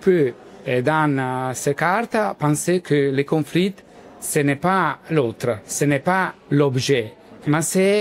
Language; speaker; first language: French; non-native, learner; Italian